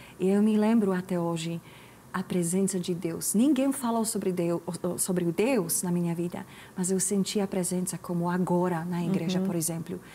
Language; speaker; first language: Portuguese; non-native, learner; Slovak